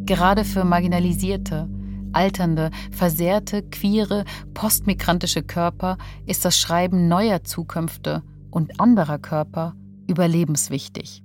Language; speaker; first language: German; native; German